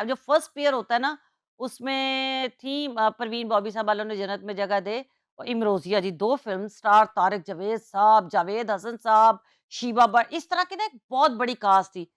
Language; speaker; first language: Urdu; non-native, local second language; Punjabi